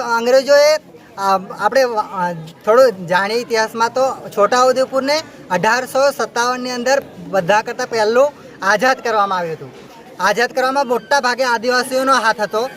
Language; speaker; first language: Gujarati; non-native, local second language; Rathawi